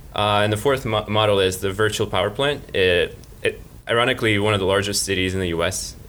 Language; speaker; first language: English; early bilingual, other home language; Russian